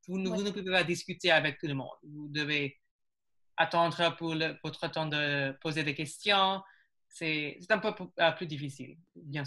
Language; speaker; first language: French; non-native, learner; English